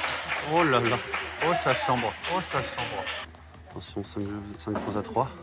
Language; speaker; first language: French; native; French